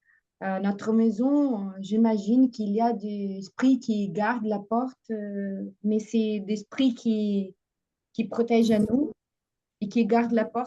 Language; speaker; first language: French; non-native, fluent; Portuguese